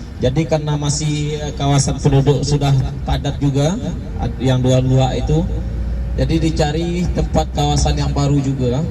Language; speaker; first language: Malay; non-native, local second language; Minangkabau